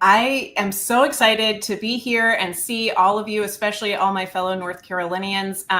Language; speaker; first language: English; native; English